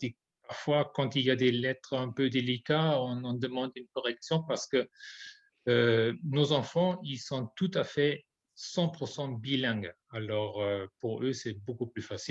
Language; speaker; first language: French; non-native, fluent; German